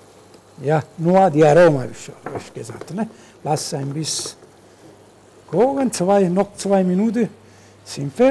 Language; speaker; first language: German; non-native, learner; Italian